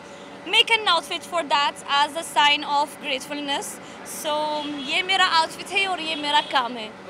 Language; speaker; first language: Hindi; non-native, learner; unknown